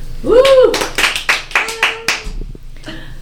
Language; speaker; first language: English; native; English